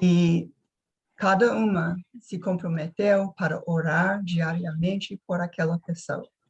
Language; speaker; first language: Portuguese; non-native, fluent; English